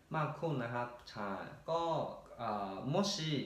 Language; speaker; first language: Thai; native; Thai